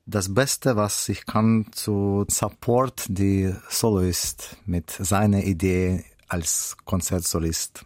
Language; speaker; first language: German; non-native, learner; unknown